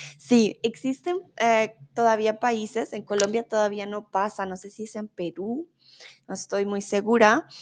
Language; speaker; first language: Spanish; native; Spanish